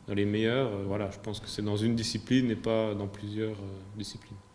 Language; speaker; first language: French; native; French